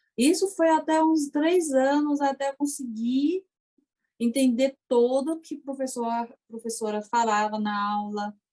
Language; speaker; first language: Portuguese; early bilingual, other home language; Chinese